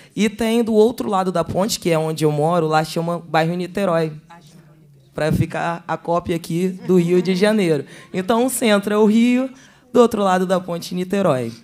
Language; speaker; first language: Portuguese; native; Portuguese